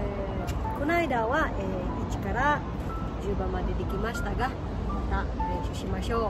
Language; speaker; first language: Japanese; non-native, fluent; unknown